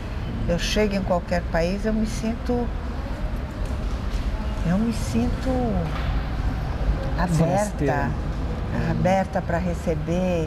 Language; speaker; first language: Portuguese; early bilingual, other home language; Italian